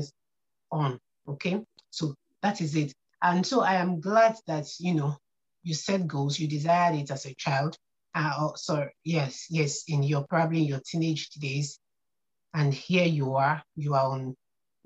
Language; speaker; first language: English; non-native, local second language; Yoruba